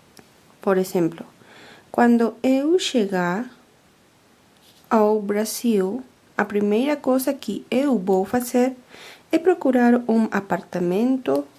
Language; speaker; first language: Portuguese; non-native, fluent; Spanish